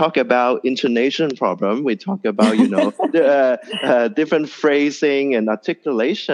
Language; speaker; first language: English; non-native, local second language; Cantonese